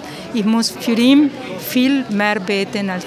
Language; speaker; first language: German; non-native, fluent; Spanish